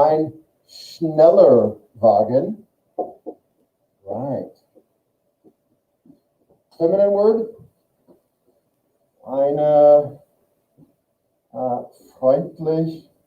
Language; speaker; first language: German; non-native, learner; English